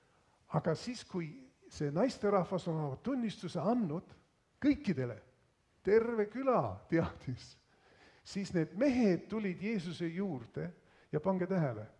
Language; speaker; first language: Estonian; early bilingual, heritage; Estonian